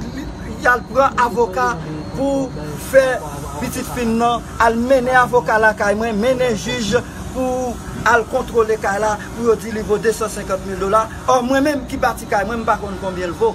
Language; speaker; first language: French; non-native, learner; Haitian Creole